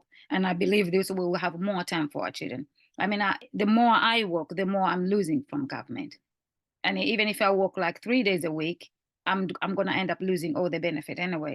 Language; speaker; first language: English; non-native, fluent; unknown